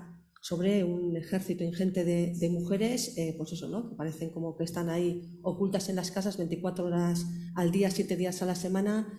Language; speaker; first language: Spanish; native; Spanish